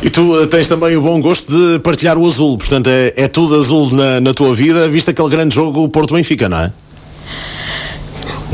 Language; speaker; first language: Portuguese; native; Portuguese